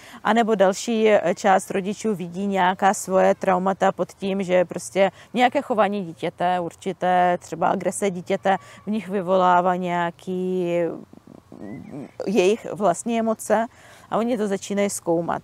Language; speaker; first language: Czech; non-native, fluent; Russian